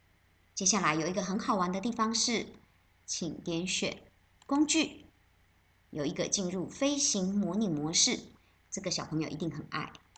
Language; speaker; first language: Chinese; native; Chinese